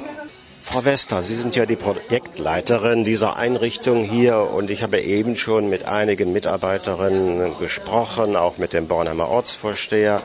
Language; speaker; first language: German; native; German